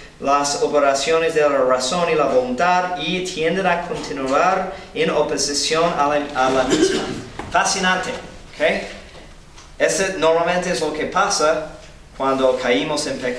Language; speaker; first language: Spanish; non-native, fluent; English